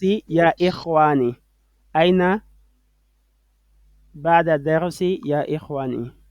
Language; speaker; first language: Arabic; non-native, fluent; French